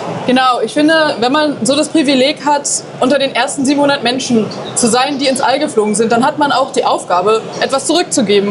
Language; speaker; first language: German; native; German